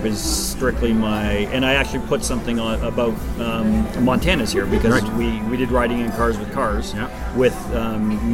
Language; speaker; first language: English; native; English